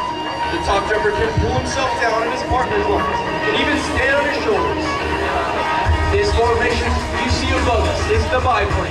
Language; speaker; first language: English; native; English